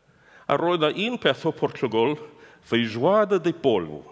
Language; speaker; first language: Welsh; non-native, fluent; English